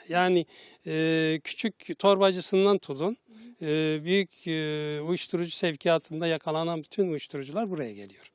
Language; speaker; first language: Turkish; native; Turkish